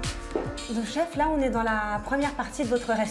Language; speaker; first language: French; native; French